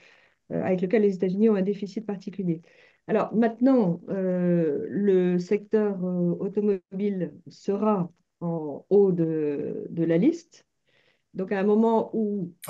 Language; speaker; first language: French; native; French